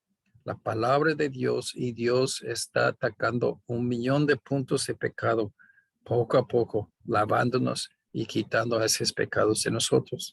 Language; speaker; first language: Spanish; non-native, fluent; English